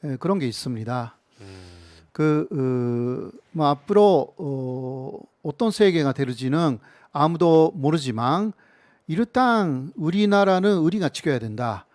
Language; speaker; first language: Korean; non-native, fluent; Japanese